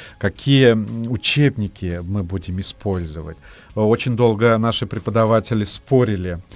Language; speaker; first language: Russian; non-native, local second language; Tatar